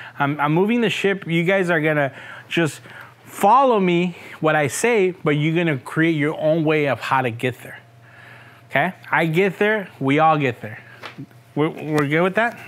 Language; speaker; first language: English; early bilingual, other home language; Spanish